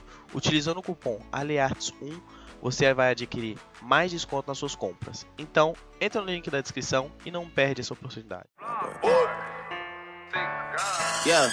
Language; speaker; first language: Portuguese; native; Portuguese